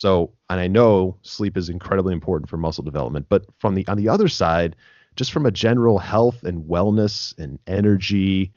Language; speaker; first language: English; native; English